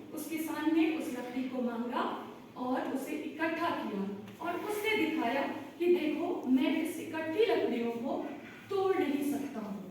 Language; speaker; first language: Hindi; native; Hindi